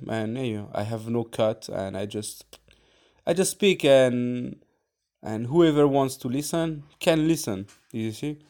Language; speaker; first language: English; non-native, fluent; French